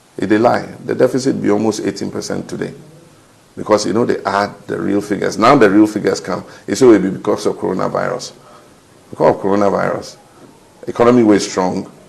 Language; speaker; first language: Nigerian Pidgin; non-native, fluent; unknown